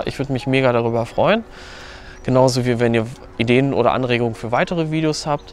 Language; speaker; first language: German; native; German